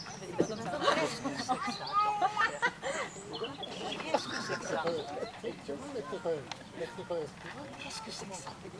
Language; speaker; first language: French; native; French